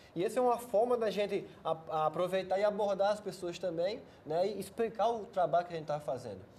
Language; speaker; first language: Portuguese; native; Portuguese